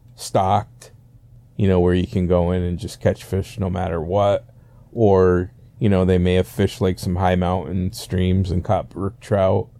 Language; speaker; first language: English; native; English